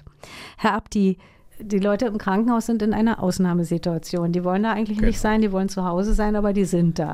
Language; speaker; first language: German; native; German